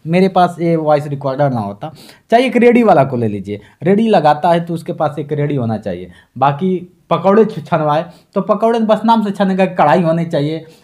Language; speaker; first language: Hindi; native; Hindi